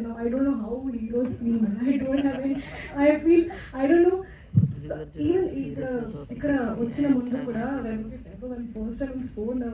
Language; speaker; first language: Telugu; non-native, learner; Hindi